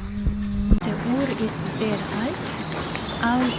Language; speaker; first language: German; non-native, fluent; Russian